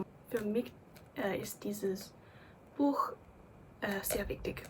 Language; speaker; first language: German; non-native, learner; English